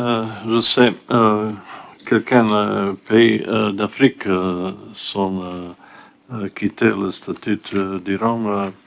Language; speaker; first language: French; non-native, learner; Bosnian